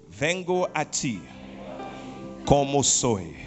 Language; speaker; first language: Spanish; non-native, learner; Portuguese